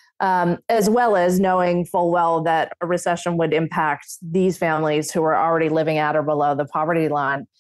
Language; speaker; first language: English; native; English